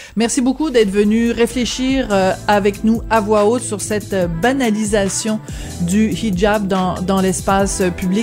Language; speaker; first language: French; native; French